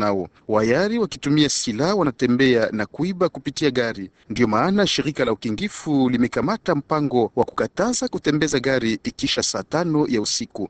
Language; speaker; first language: Swahili; non-native, local second language; Luba-Lulua